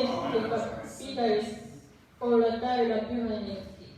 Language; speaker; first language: Finnish; non-native, fluent; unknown